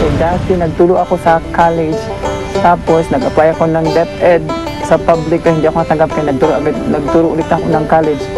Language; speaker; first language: Filipino; non-native, local second language; Cebuano